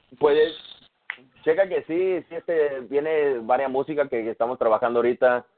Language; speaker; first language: Spanish; early bilingual, heritage; Spanish